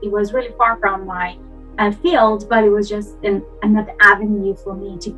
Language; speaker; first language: English; non-native, fluent; Persian